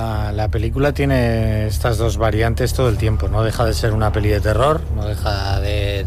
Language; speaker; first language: Catalan; non-native, local second language; Spanish